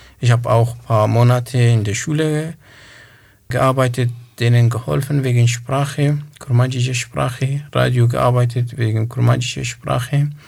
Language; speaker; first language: German; non-native, learner; Kurdish